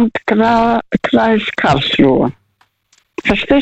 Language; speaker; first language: German; non-native, fluent; Russian